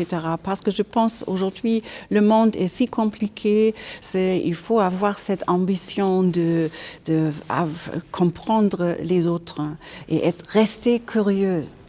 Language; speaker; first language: French; non-native, fluent; German